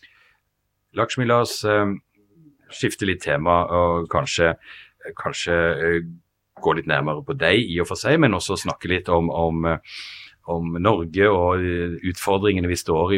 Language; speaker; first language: Norwegian; native; Norwegian